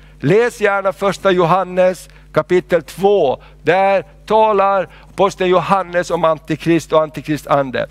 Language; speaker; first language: Swedish; non-native, fluent; Spanish